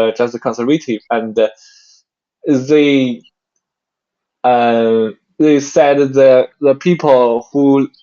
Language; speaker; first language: English; non-native, learner; Chinese